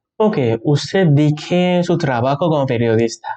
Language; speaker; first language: Spanish; non-native, learner; Bangla